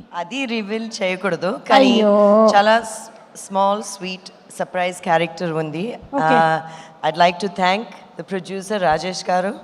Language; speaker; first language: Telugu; non-native, fluent; Malayalam